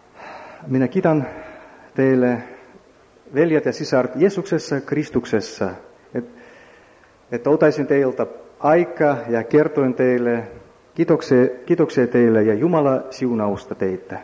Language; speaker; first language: Finnish; non-native, learner; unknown